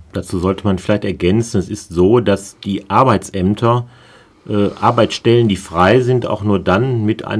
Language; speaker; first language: German; native; German